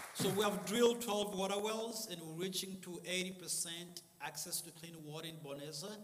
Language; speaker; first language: English; non-native, local second language; Kinyarwanda